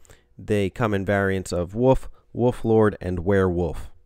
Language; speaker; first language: English; native; English